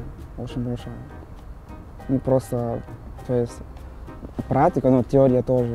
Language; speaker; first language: Russian; non-native, learner; Portuguese